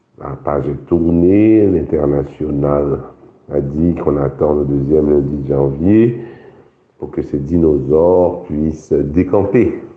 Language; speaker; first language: French; non-native, local second language; Haitian Creole